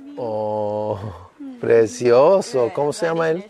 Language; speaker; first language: Spanish; non-native, learner; English